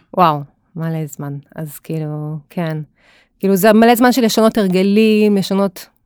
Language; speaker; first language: Hebrew; native; Hebrew